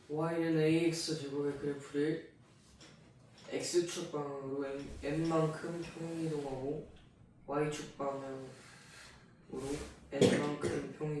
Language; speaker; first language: Korean; native; Korean